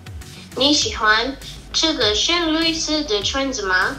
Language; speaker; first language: Chinese; non-native, learner; English